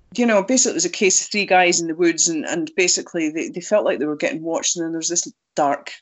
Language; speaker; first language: English; native; English